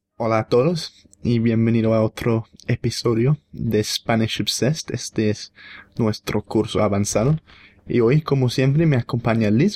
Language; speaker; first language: Spanish; non-native, fluent; English